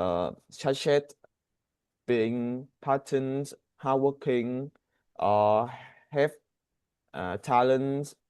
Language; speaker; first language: English; non-native, learner; Vietnamese